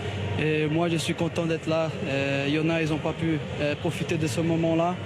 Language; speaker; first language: French; non-native, fluent; Portuguese